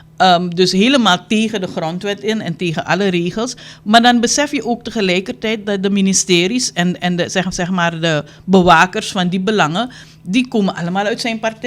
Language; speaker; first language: Dutch; native; Dutch